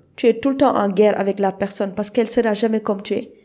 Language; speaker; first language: French; non-native, local second language; Wolof